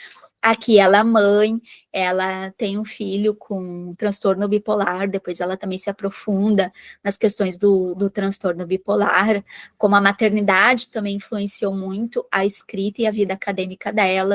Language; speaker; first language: Portuguese; native; Portuguese